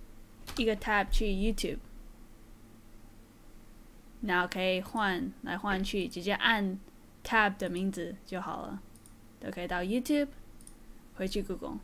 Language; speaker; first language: Chinese; early bilingual, heritage; Chinese